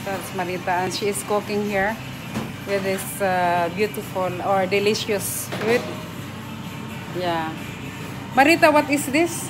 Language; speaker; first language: English; non-native, learner; Filipino